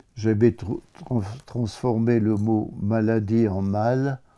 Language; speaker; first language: French; native; French